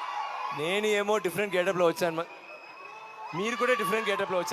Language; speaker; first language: Telugu; non-native, learner; Tamil